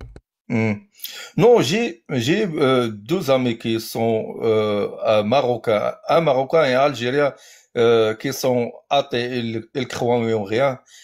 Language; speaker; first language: French; non-native, learner; Arabic